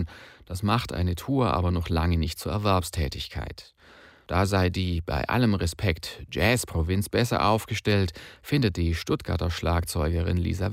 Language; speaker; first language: German; native; German